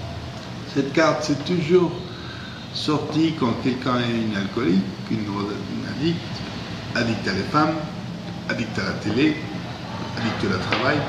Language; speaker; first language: French; non-native, fluent; English